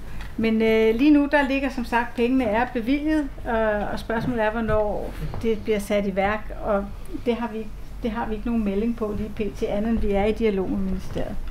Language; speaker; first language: Danish; native; Danish